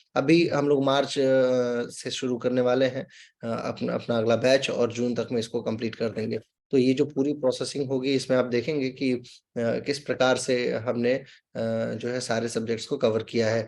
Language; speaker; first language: Hindi; native; Hindi